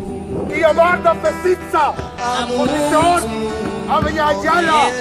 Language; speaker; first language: German; non-native, learner; Spanish